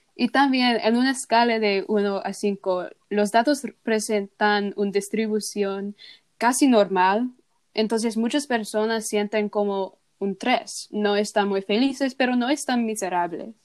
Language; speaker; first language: Spanish; non-native, learner; English